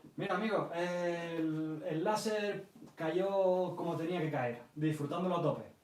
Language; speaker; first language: Spanish; early bilingual, other home language; English